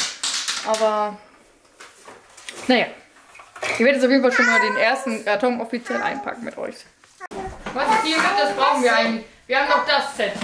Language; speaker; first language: German; native; German